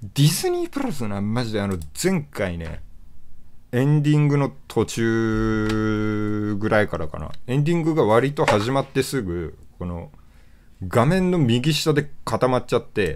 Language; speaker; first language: Japanese; native; Japanese